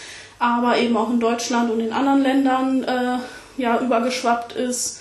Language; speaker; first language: German; native; German